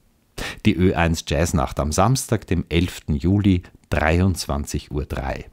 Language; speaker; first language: German; native; German